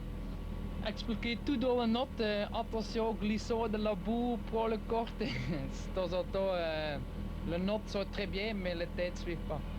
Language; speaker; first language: French; non-native, local second language; Dutch